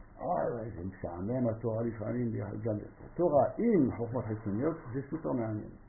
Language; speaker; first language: Hebrew; non-native, fluent; French